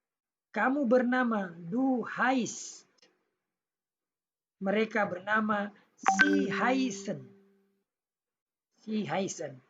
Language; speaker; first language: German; non-native, learner; Indonesian